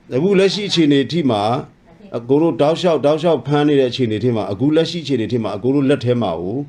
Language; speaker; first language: Burmese; non-native, local second language; S'gaw Karen